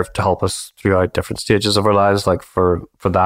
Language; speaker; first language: English; native; English